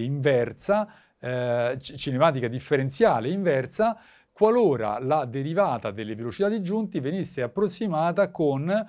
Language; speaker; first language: Italian; native; Italian